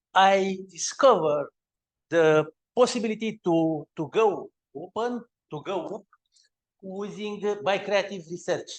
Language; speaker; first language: English; non-native, learner; Romanian